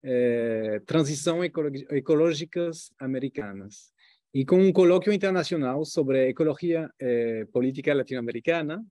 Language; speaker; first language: Portuguese; non-native, fluent; French